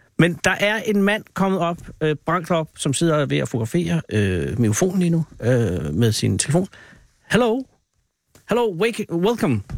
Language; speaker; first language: Danish; native; Danish